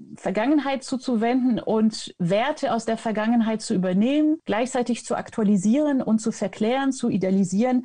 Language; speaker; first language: German; non-native, fluent; French